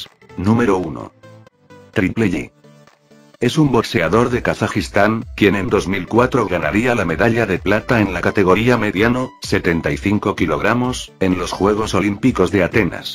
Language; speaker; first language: Spanish; native; Spanish